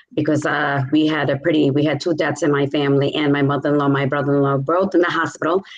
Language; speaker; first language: English; native; English